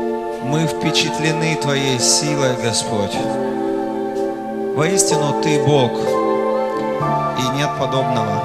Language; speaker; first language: Russian; native; Russian